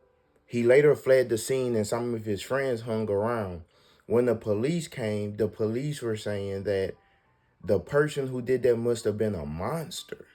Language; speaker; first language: English; native; English